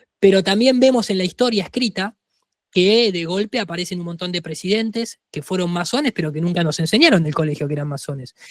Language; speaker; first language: Spanish; native; Spanish